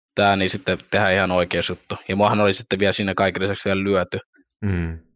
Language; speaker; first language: Finnish; early bilingual, other home language; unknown